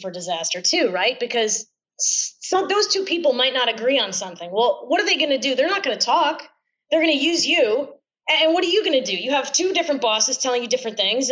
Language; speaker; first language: English; native; English